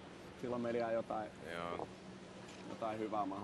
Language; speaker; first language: Finnish; native; Finnish